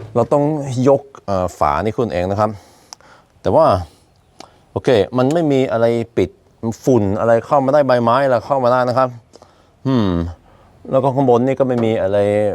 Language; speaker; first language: Thai; non-native, fluent; Norwegian